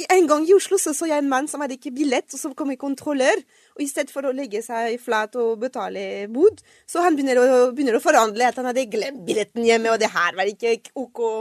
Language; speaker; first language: Norwegian; non-native, fluent; French